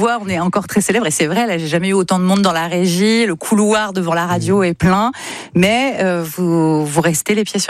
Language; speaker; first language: French; native; French